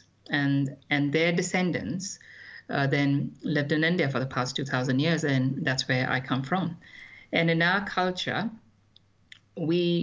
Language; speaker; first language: English; non-native, local second language; Malayalam